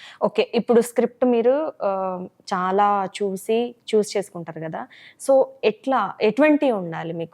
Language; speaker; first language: Telugu; native; Telugu